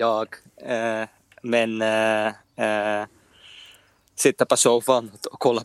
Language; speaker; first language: Swedish; non-native, learner; Dutch